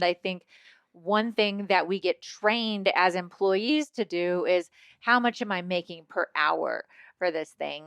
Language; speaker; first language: English; native; English